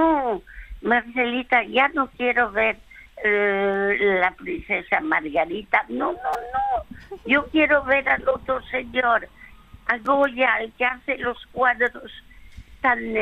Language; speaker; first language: Spanish; early bilingual, other home language; French